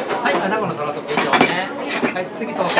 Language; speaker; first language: Japanese; native; Japanese